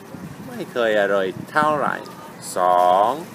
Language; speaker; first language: Thai; non-native, fluent; English